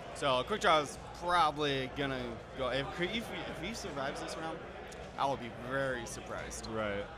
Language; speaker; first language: English; native; English